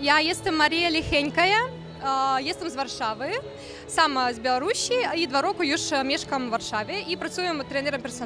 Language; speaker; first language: Polish; non-native, learner; Russian